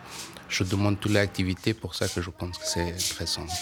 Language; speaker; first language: French; non-native, learner; Persian